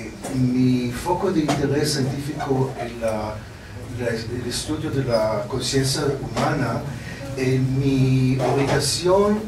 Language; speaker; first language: Spanish; non-native, learner; Hebrew